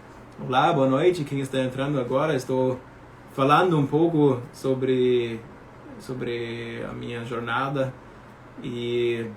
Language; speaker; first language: Portuguese; non-native, fluent; German